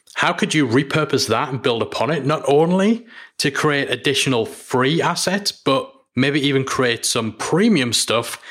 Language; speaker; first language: English; native; English